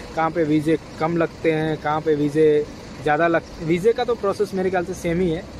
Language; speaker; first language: Hindi; non-native, local second language; Gujarati